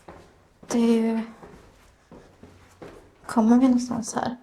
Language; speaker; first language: Swedish; native; Swedish